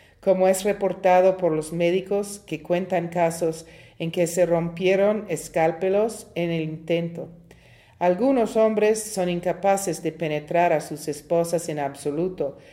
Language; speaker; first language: Spanish; non-native, fluent; Italian